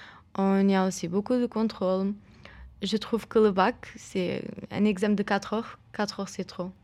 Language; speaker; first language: French; non-native, fluent; Portuguese